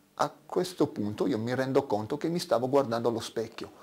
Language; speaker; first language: Italian; native; Italian